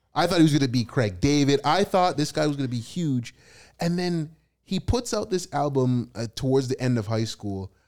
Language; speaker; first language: English; native; English